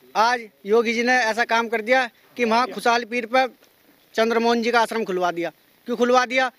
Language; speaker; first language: Hindi; native; Hindi